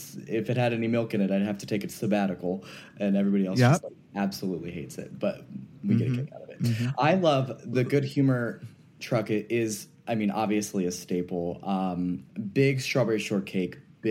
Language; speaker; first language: English; native; English